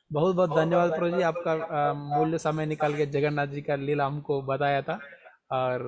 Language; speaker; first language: Hindi; non-native, local second language; Telugu